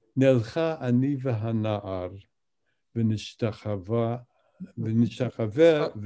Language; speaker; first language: Hebrew; non-native, fluent; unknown